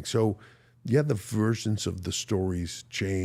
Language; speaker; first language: English; native; English